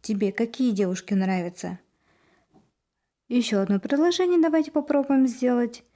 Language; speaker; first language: Russian; non-native, local second language; Kazakh